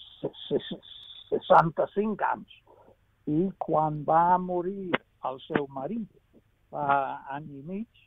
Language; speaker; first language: Catalan; non-native, fluent; English